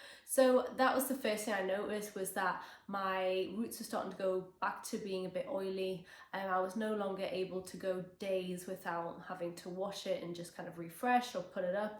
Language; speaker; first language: English; native; English